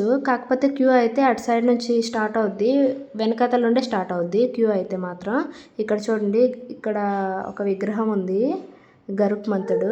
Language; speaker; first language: Telugu; native; Telugu